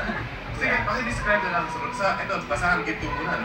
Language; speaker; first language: Filipino; native; Filipino